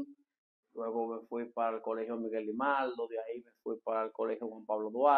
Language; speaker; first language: Spanish; native; Spanish